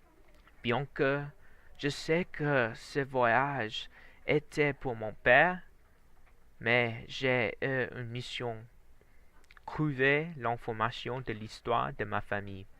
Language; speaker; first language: French; non-native, learner; Vietnamese